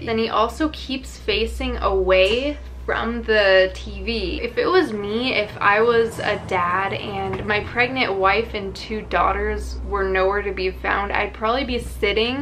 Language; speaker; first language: English; native; English